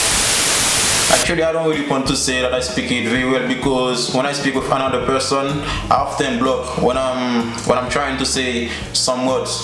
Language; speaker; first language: English; non-native, learner; Haitian Creole